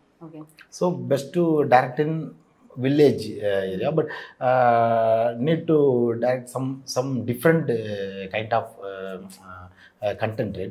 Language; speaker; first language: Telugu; non-native, learner; Tamil